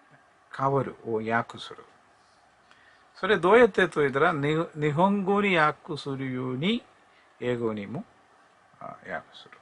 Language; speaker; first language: Japanese; non-native, learner; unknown